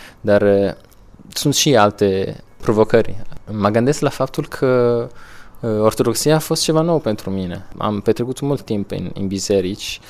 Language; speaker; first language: Romanian; non-native, fluent; Italian